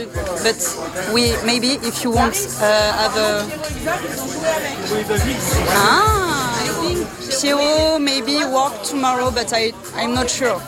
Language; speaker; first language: English; non-native, learner; French